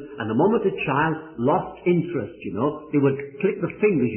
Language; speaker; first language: English; native; English